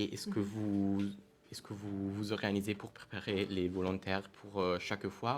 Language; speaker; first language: French; non-native, learner; Italian